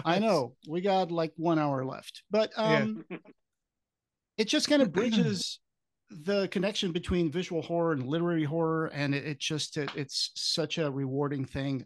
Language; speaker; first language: English; non-native, fluent; Portuguese